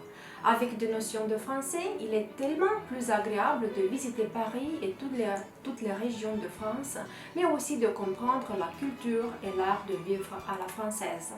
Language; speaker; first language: French; non-native, fluent; Romanian